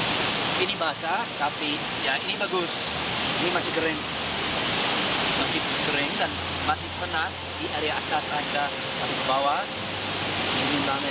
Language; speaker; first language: Indonesian; non-native, learner; English